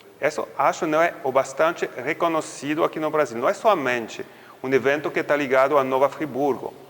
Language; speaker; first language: Portuguese; non-native, fluent; French